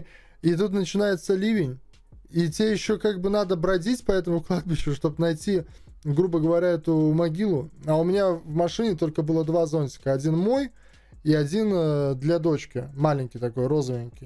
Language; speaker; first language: Russian; native; Russian